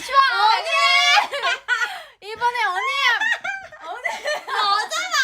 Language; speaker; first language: Korean; non-native, fluent; Chinese